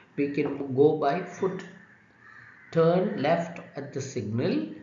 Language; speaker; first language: English; non-native, local second language; Tamil